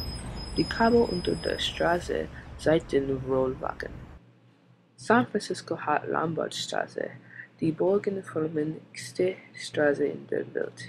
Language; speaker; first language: German; non-native, learner; English